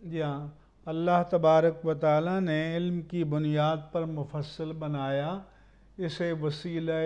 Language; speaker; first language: Urdu; native; Urdu